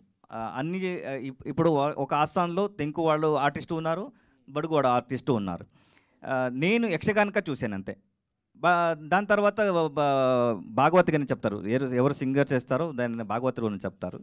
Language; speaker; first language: Telugu; non-native, learner; Kannada